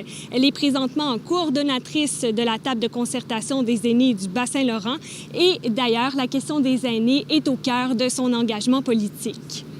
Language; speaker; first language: French; native; French